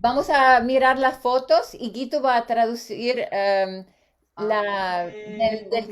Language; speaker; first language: Spanish; non-native, learner; English